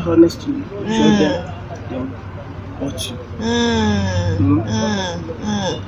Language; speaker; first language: English; non-native, local second language; Hausa